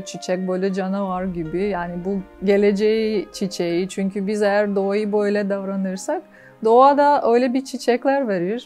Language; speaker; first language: Turkish; non-native, fluent; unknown